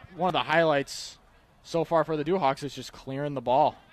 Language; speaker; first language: English; native; English